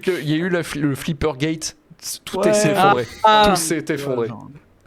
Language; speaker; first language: French; native; French